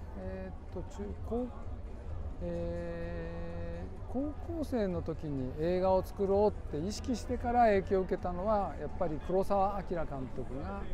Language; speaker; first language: Japanese; native; Japanese